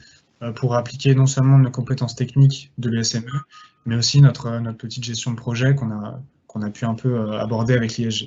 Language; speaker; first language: French; native; French